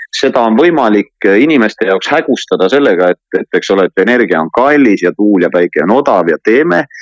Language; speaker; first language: Estonian; native; Estonian